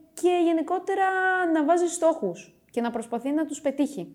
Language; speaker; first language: Greek; early bilingual, other home language; Romanian